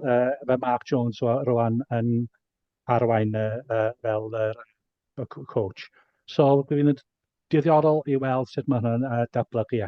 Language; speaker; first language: Welsh; native; Welsh